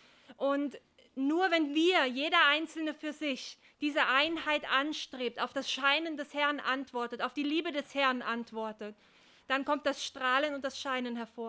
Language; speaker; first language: German; native; German